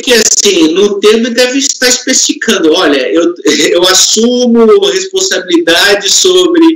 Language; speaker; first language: Portuguese; native; Portuguese